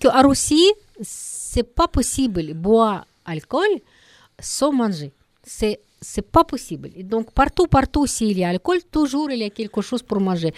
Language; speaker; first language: French; non-native, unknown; Russian